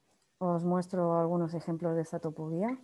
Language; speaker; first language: Spanish; native; Spanish